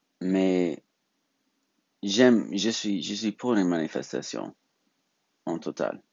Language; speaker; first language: French; non-native, learner; English